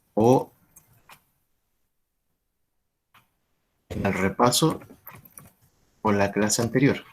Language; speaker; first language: Spanish; native; Spanish